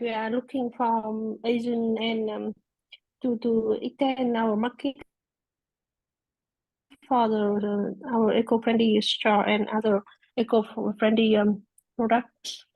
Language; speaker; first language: English; non-native, learner; Vietnamese